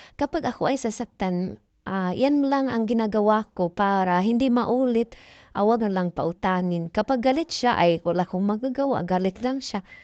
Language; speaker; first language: Filipino; non-native, local second language; Cebuano